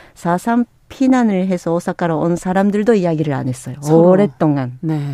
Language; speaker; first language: Korean; non-native, fluent; Japanese